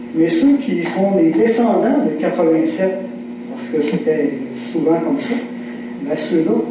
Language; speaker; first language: French; native; French